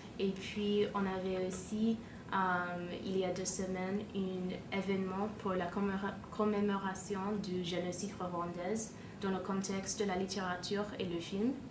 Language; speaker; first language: French; non-native, fluent; English